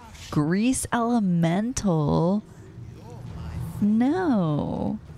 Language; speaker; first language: English; native; English